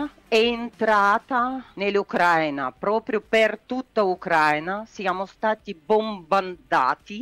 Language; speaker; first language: Italian; non-native, learner; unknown